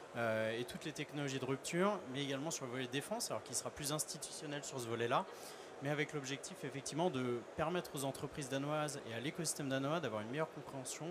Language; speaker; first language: French; native; French